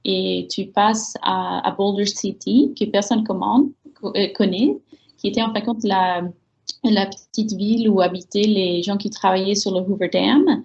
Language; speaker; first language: French; early bilingual, heritage; French